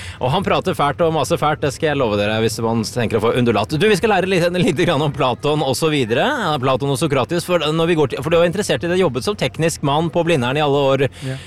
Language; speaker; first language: Norwegian; native; Norwegian